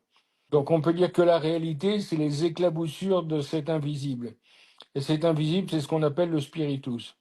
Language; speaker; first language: French; native; French